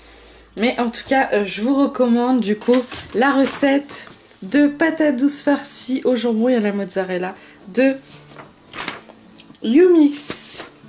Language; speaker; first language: French; native; French